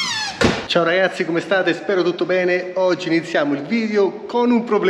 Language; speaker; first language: Italian; native; Italian